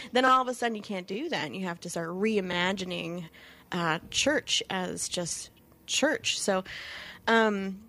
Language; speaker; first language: English; native; English